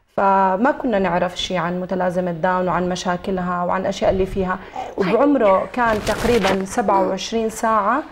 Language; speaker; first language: Arabic; native; Arabic